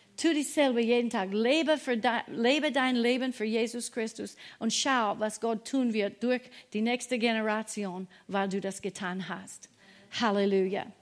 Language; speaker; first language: German; non-native, fluent; English